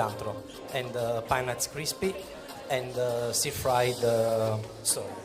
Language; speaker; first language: English; non-native, learner; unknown